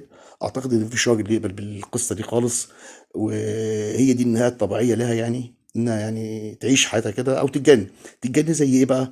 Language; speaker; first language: Arabic; native; Arabic